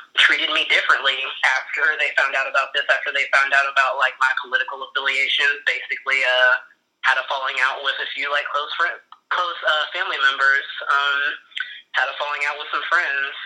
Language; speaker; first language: English; native; English